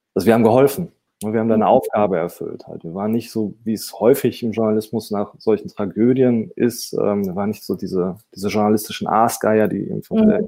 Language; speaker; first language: German; native; German